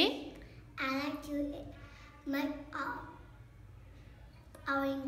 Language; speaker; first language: English; non-native, learner; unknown